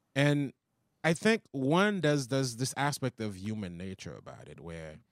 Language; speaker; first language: English; non-native, fluent; Haitian Creole